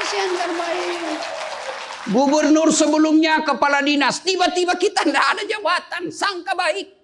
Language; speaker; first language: Indonesian; native; Indonesian